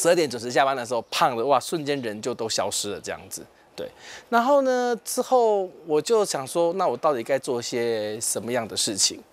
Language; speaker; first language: Chinese; native; Chinese